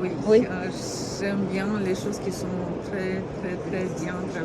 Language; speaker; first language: French; non-native, fluent; Romanian